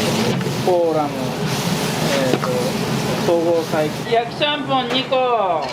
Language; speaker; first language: Japanese; native; Japanese